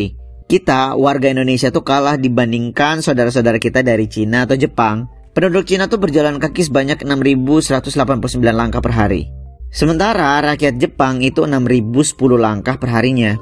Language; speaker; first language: Indonesian; native; Indonesian